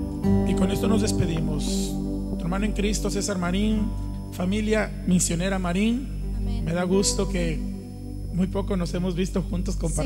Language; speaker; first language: Spanish; native; Spanish